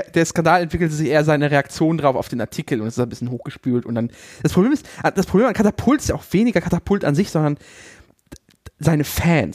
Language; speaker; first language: German; native; German